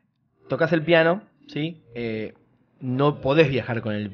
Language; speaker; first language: Spanish; native; Spanish